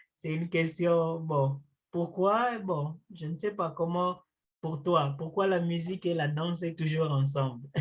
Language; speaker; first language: French; non-native, local second language; Luba-Lulua